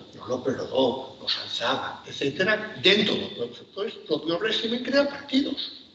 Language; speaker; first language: Spanish; native; Spanish